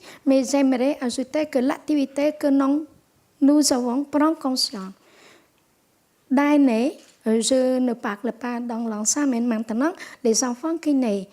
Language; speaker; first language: French; non-native, local second language; Khmer